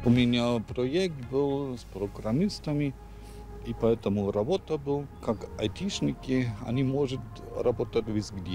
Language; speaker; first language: Russian; non-native, learner; German